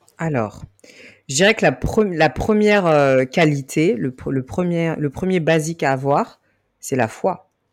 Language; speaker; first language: French; native; French